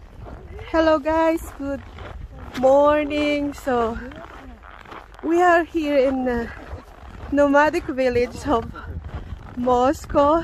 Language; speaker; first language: English; non-native, local second language; Filipino